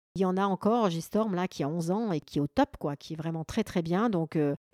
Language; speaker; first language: French; native; French